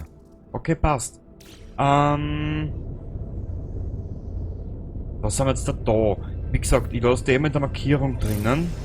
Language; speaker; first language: German; native; German